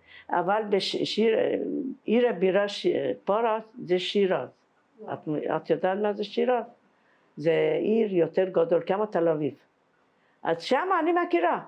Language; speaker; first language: Hebrew; non-native, fluent; Persian